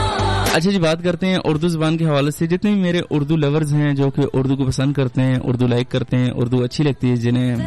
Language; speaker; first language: Hindi; non-native, local second language; Pashto